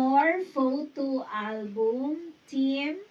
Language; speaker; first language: English; non-native, fluent; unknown